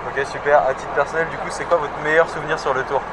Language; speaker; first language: French; native; French